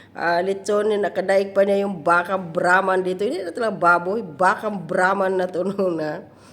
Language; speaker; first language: Filipino; non-native, local second language; Cebuano